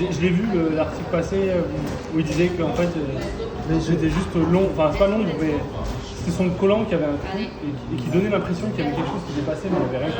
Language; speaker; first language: French; native; French